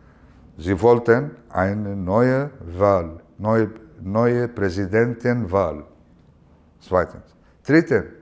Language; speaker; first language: German; non-native, learner; Arabic